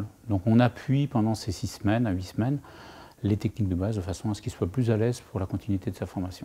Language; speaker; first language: French; native; French